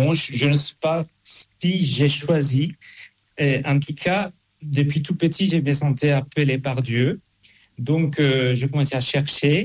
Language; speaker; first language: French; non-native, fluent; Spanish